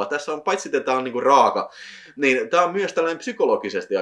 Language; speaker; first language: Finnish; native; Finnish